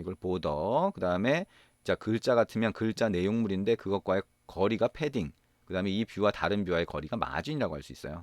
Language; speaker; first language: Korean; native; Korean